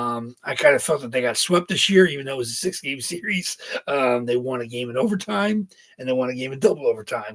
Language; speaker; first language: English; native; English